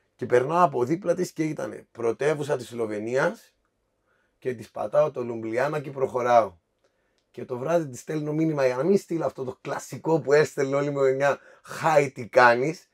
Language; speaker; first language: Greek; native; Greek